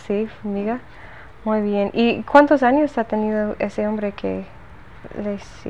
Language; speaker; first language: Spanish; non-native, learner; English